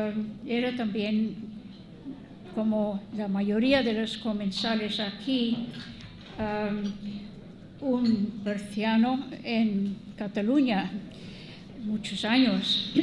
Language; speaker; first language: Spanish; non-native, fluent; English